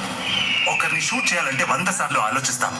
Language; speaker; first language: Telugu; native; Telugu